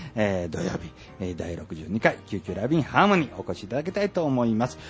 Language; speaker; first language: Japanese; native; Japanese